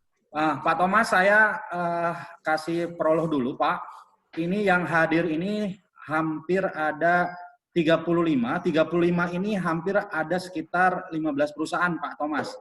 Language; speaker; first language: Indonesian; native; Indonesian